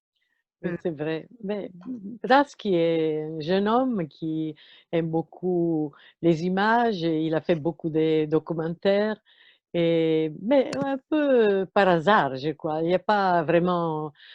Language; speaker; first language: French; non-native, fluent; Italian